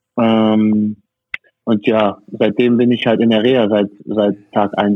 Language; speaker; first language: German; non-native, fluent; French